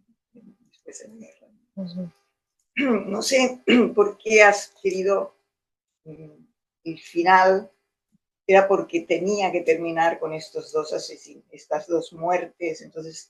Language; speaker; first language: Spanish; non-native, fluent; Italian